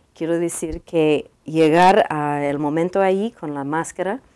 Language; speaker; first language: Spanish; non-native, learner; English